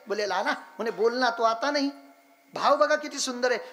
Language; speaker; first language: Hindi; non-native, local second language; Marathi